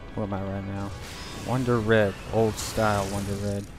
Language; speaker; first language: English; native; English